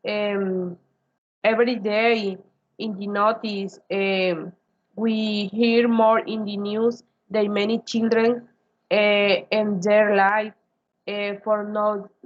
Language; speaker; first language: English; non-native, learner; Spanish